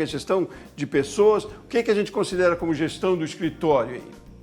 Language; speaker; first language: Portuguese; native; Portuguese